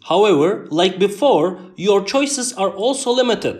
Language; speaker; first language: English; non-native, fluent; Turkish